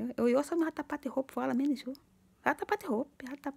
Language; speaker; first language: Swedish; non-native, learner; Portuguese